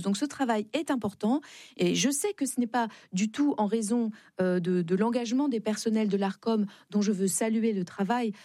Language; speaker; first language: French; native; French